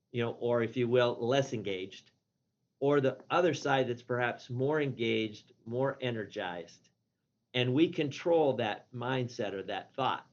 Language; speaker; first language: English; native; English